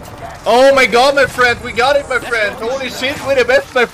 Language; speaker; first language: English; non-native, learner; German